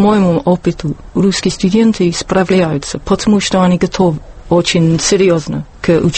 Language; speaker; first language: Russian; non-native, learner; English